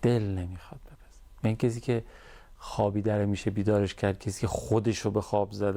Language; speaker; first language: Persian; native; Persian